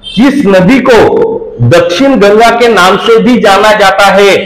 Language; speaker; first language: Hindi; non-native, local second language; Marathi